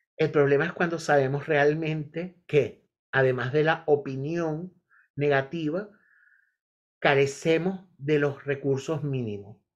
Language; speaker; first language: Spanish; native; Spanish